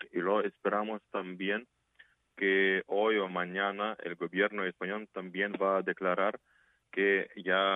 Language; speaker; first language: Spanish; non-native, fluent; Ukrainian